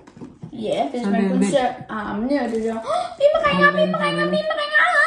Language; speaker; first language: Danish; early bilingual, other home language; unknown